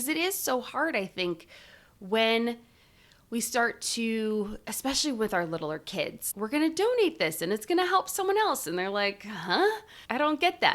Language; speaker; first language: English; native; English